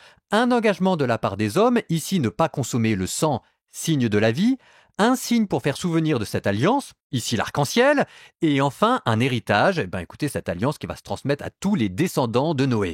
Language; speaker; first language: French; native; French